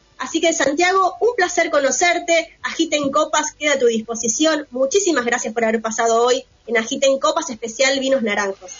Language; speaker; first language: Spanish; native; Spanish